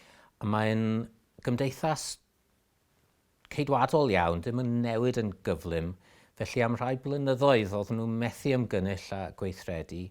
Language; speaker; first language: Welsh; native; Welsh